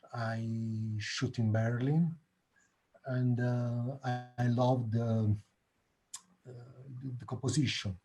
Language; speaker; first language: English; non-native, learner; Italian